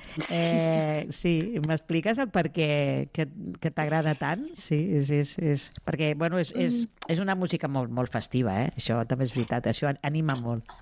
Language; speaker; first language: Catalan; native; Catalan